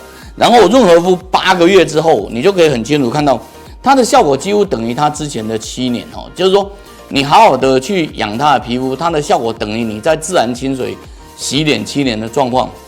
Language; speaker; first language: Chinese; native; Chinese